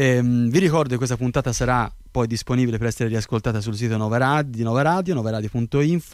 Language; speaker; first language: Italian; native; Italian